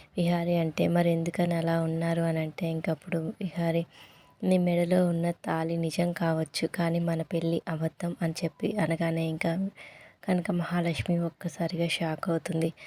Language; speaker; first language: Telugu; native; Telugu